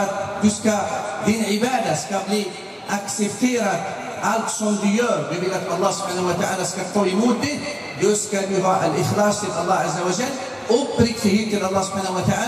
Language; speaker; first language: Swedish; non-native, fluent; Arabic